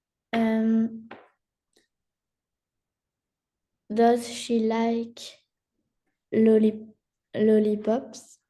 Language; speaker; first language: English; non-native, learner; French